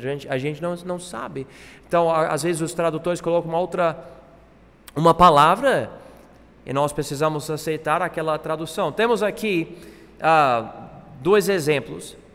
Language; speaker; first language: Portuguese; non-native, fluent; English